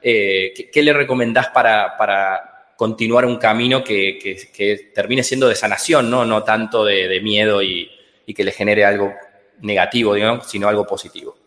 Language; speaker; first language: Spanish; native; Spanish